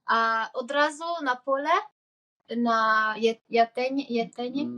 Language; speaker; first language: Polish; non-native, learner; Hungarian